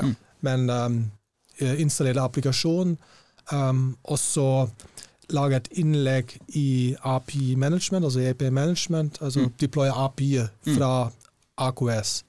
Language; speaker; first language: Norwegian; non-native, fluent; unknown